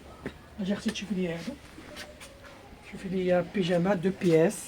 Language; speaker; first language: Arabic; native; Arabic